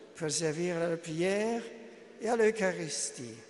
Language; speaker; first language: French; non-native, fluent; German